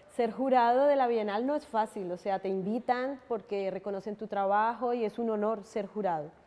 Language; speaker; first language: Spanish; native; Spanish